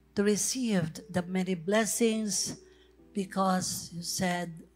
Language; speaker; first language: English; non-native, local second language; Filipino